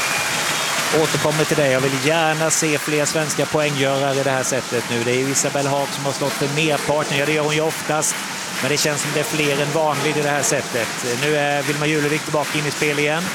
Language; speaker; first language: Swedish; native; Swedish